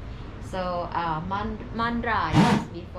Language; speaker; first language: English; non-native, learner; Thai